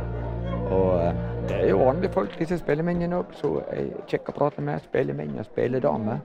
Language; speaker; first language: Norwegian; native; Norwegian